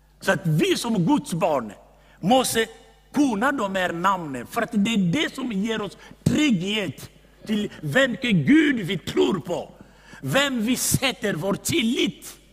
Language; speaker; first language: Swedish; non-native, fluent; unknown